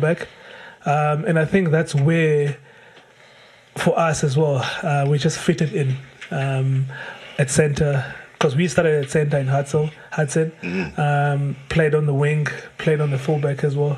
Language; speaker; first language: English; non-native, local second language; Xhosa